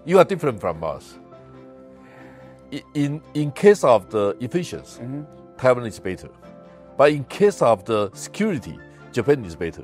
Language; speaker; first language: English; non-native, fluent; Chinese